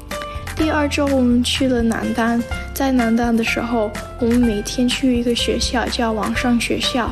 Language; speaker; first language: Chinese; non-native, learner; English